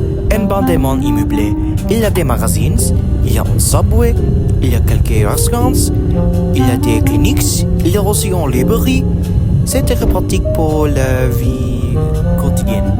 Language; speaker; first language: French; non-native, learner; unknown